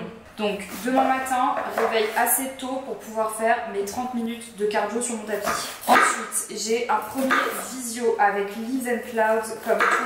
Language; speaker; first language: French; native; French